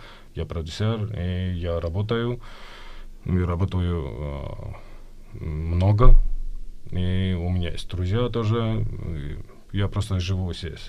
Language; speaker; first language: Russian; non-native, fluent; Georgian